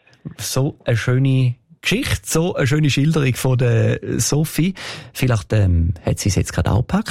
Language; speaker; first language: German; native; German